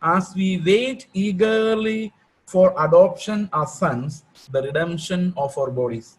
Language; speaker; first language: English; non-native, local second language; Malayalam